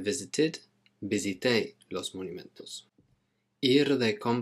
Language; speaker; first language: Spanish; non-native, fluent; English